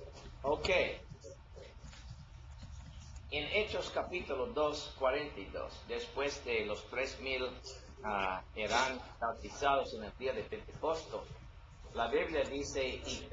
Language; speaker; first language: Spanish; non-native, learner; English